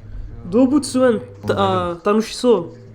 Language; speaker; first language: Japanese; non-native, learner; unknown